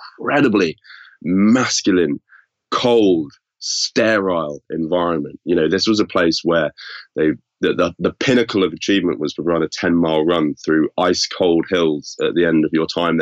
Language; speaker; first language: English; native; English